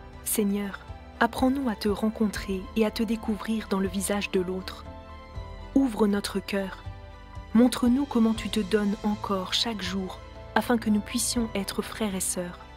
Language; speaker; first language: French; native; French